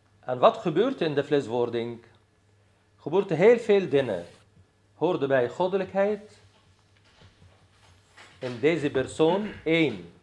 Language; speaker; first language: Dutch; non-native, fluent; Arabic